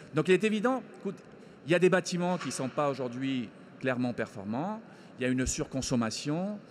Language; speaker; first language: French; non-native, fluent; Spanish